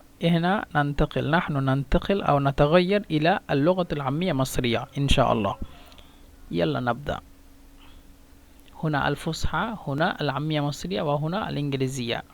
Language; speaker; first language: Arabic; non-native, fluent; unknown